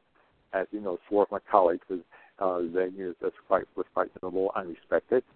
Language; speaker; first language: English; native; English